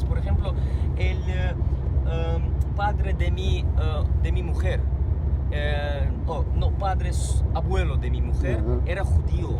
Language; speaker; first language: Spanish; non-native, fluent; Ukrainian